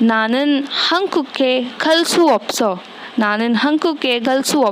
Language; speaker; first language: Korean; non-native, learner; Hindi